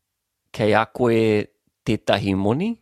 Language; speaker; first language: Māori; non-native, local second language; English